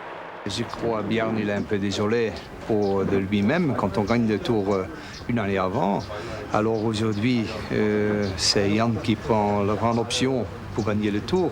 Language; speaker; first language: French; non-native, fluent; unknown